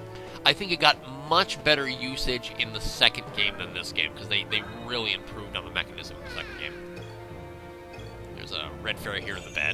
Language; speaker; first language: English; native; English